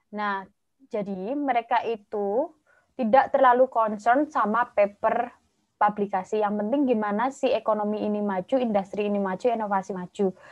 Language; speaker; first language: Indonesian; native; Indonesian